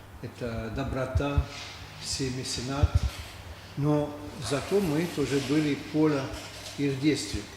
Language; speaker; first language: Russian; non-native, learner; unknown